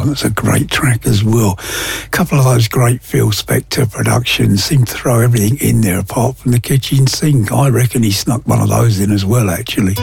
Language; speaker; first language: English; native; English